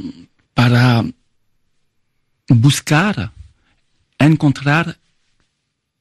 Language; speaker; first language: Spanish; non-native, fluent; French